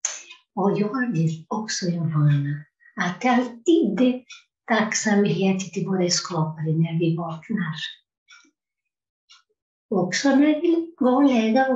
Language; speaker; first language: Swedish; non-native, fluent; Portuguese